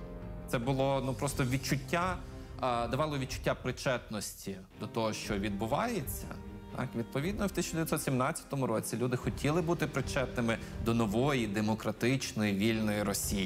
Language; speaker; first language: Ukrainian; native; Ukrainian